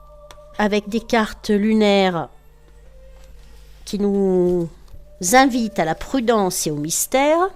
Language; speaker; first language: French; native; French